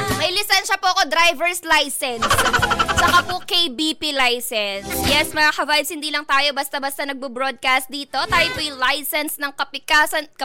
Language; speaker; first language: Filipino; non-native, local second language; Bikol